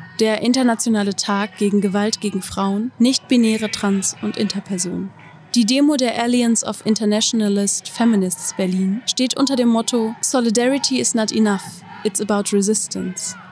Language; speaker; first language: German; native; German